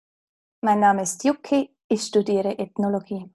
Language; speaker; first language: German; native; German